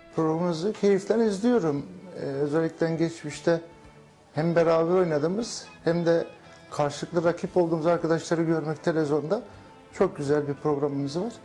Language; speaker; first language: Turkish; early bilingual, heritage; Turkish